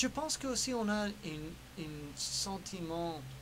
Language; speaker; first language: French; early bilingual, heritage; French